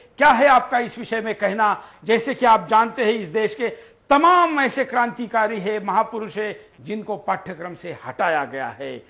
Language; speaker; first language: Hindi; non-native, local second language; Marathi